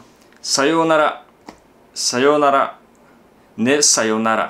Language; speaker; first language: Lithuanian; non-native, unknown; Japanese